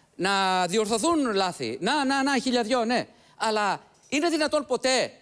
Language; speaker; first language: Greek; native; Greek